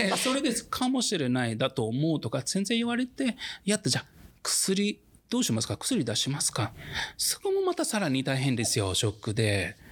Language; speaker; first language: Japanese; non-native, fluent; Arabic